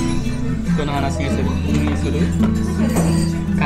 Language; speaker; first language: Japanese; non-native, fluent; Indonesian